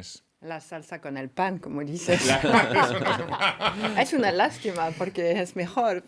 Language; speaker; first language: Spanish; non-native, fluent; French